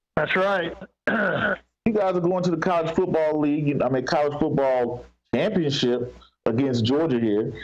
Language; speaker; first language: English; native; English